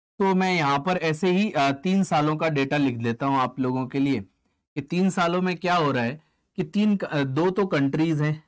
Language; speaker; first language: Hindi; native; Hindi